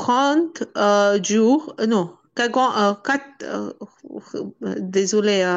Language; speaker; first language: French; non-native, learner; Dutch